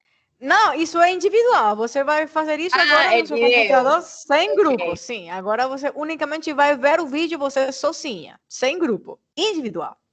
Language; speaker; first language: Portuguese; non-native, fluent; Spanish